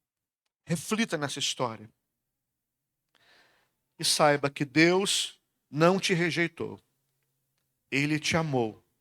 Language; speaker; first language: Portuguese; native; Portuguese